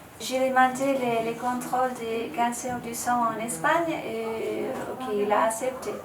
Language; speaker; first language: French; non-native, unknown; Spanish